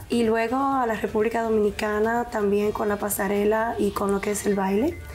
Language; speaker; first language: Spanish; native; Spanish